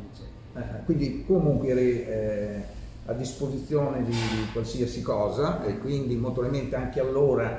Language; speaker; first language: Italian; native; Italian